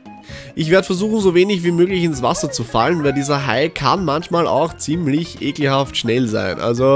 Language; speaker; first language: German; native; German